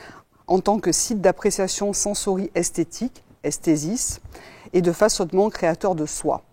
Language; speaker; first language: French; native; French